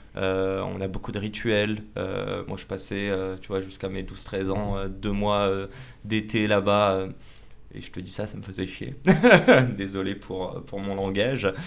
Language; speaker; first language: French; native; French